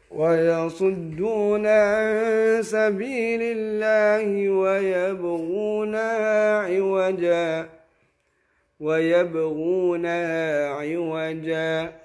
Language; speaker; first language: Arabic; non-native, learner; Indonesian